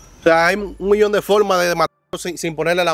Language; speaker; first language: Spanish; native; Spanish